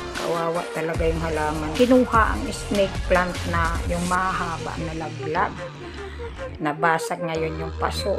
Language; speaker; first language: Filipino; non-native, local second language; Bikol